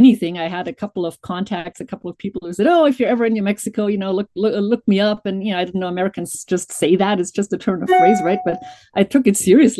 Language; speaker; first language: English; non-native, fluent; German